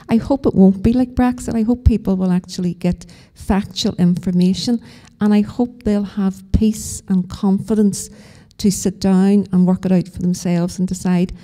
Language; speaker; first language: English; native; English